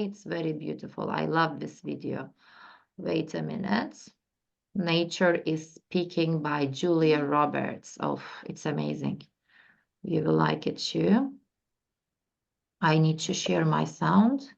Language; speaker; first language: English; non-native, fluent; Turkish